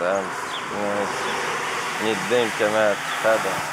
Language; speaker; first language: Dutch; non-native, learner; Polish